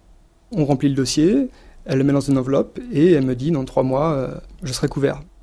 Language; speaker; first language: French; native; French